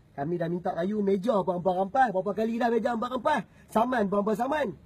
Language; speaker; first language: Malay; native; Malay